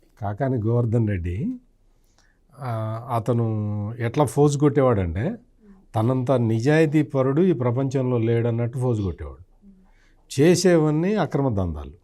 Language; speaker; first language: Telugu; native; Telugu